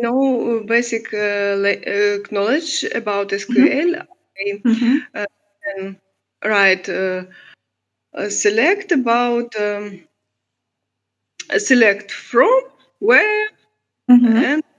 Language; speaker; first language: English; non-native, learner; Russian